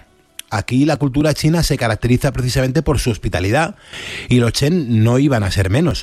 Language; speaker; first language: Spanish; native; Spanish